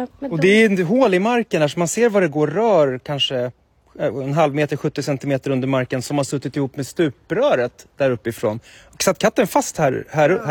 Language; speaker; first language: Swedish; native; Swedish